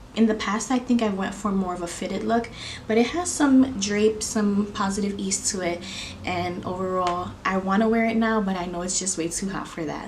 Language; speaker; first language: English; native; English